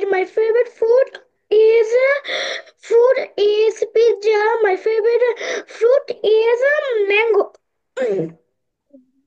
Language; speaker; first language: English; non-native, learner; Bangla